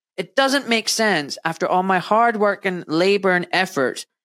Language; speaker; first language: English; native; English